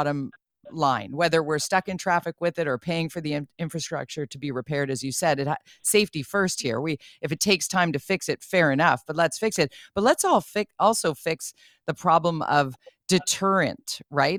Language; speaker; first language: English; native; English